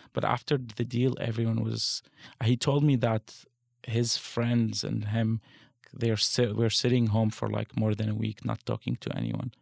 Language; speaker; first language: English; non-native, fluent; Arabic